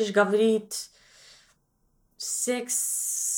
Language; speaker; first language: Russian; non-native, learner; English